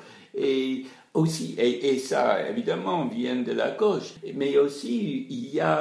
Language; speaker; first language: French; non-native, fluent; English